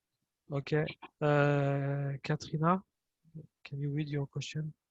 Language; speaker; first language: English; non-native, fluent; French